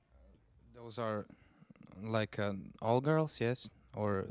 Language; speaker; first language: English; non-native, learner; Russian